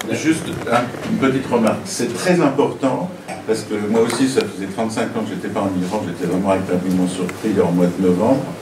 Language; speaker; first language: French; non-native, fluent; Persian